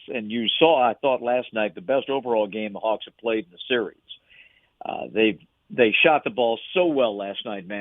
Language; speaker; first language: English; native; English